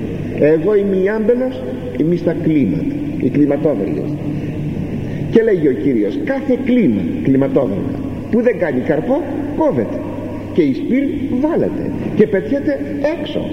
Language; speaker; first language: Greek; native; Greek